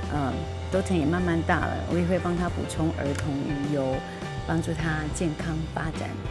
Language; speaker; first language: Chinese; native; Chinese